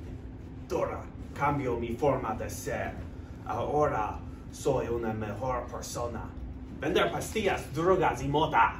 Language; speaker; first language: Spanish; non-native, learner; English